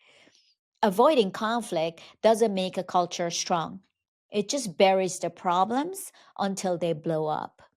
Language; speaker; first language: English; native; English